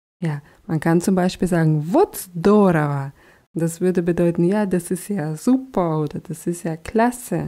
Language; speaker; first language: German; non-native, fluent; Russian